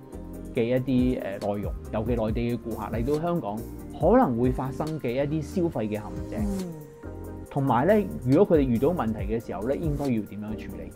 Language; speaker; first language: Cantonese; native; Cantonese